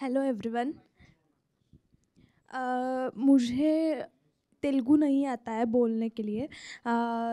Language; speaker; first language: Hindi; non-native, local second language; Marathi